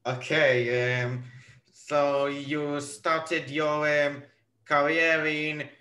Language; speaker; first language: English; non-native, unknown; Hebrew